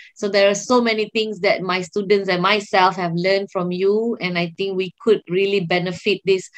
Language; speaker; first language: English; non-native, local second language; Malay